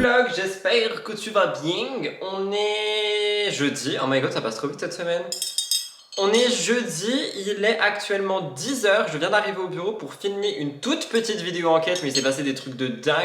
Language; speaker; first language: French; native; French